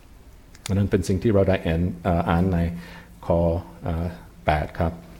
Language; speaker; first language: Thai; non-native, fluent; English